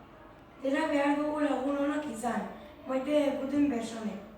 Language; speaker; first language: Basque; native; Basque